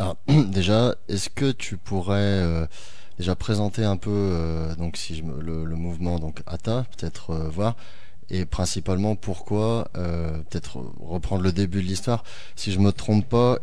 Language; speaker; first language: French; native; French